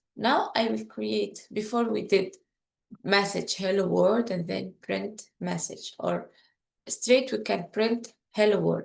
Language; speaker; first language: English; non-native, fluent; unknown